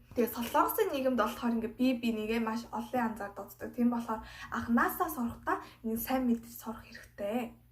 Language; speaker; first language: Mongolian; non-native, fluent; Korean